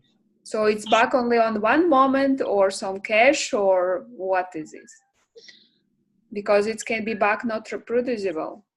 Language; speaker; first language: English; non-native, learner; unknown